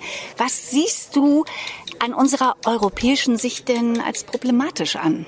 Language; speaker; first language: German; native; German